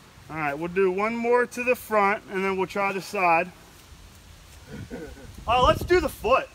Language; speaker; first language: English; native; English